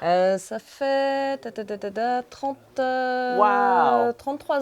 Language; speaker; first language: French; native; French